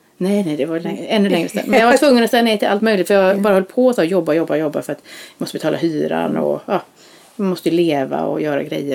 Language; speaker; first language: Swedish; native; Swedish